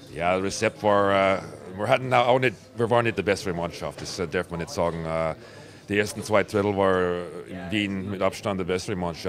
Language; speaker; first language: German; non-native, fluent; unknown